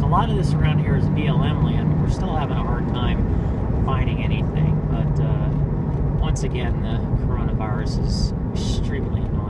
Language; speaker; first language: English; native; English